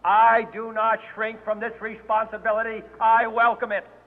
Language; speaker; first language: English; native; English